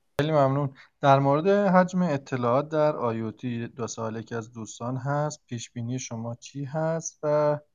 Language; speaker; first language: Persian; native; Persian